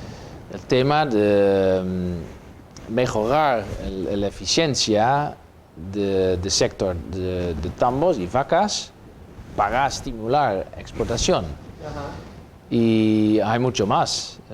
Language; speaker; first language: Spanish; non-native, fluent; Dutch